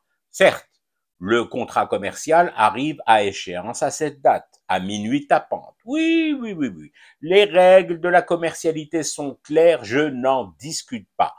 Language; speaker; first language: French; non-native, local second language; Arabic